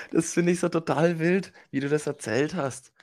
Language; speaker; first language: German; native; German